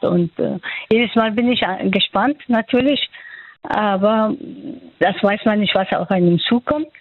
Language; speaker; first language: German; non-native, fluent; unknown